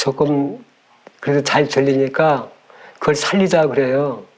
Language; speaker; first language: Korean; native; Korean